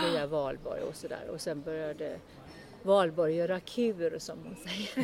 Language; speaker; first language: Swedish; early bilingual, other home language; Estonian